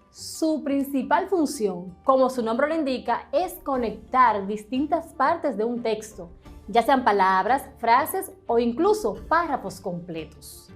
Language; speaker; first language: Spanish; native; Spanish